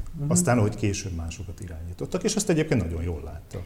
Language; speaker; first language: Hungarian; native; Hungarian